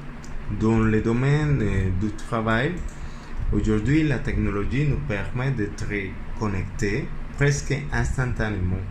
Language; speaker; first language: French; non-native, learner; Spanish